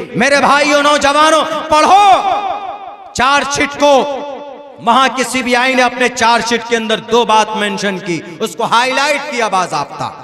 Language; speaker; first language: Hindi; native; Hindi